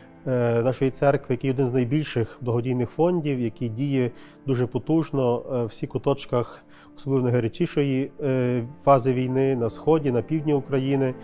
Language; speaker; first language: Ukrainian; native; Ukrainian